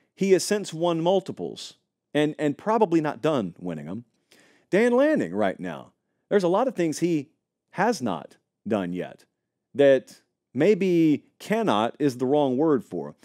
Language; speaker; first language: English; native; English